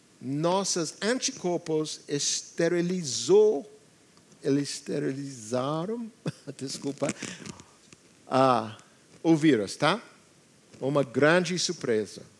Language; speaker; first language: Portuguese; non-native, learner; English